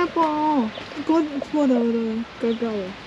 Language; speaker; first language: Korean; non-native, learner; Lao